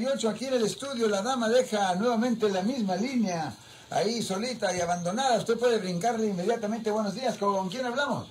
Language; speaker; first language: Spanish; native; Spanish